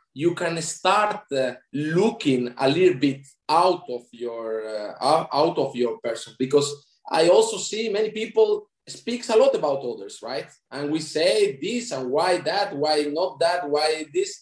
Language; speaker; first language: English; non-native, fluent; Spanish